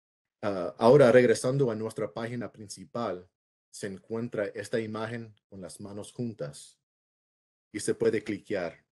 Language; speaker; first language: Spanish; early bilingual, heritage; English